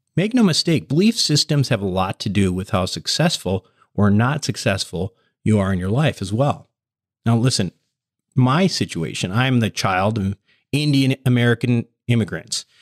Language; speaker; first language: English; native; English